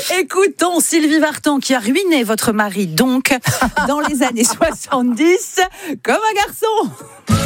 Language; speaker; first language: French; native; French